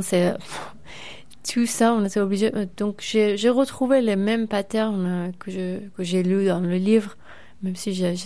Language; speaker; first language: French; non-native, fluent; Persian